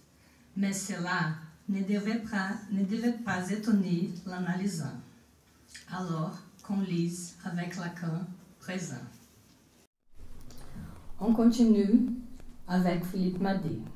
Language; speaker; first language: French; non-native, fluent; Portuguese